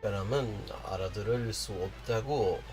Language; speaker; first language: Korean; non-native, learner; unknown